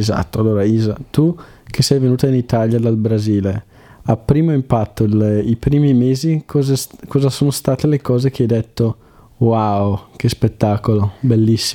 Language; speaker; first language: Italian; native; Italian